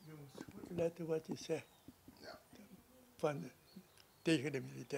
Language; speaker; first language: Dutch; non-native, local second language; Sranan Tongo